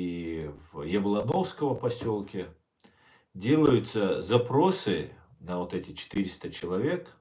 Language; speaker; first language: Russian; non-native, local second language; Chechen